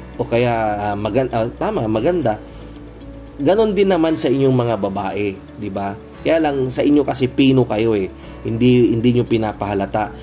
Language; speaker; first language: Filipino; non-native, local second language; Pangasinan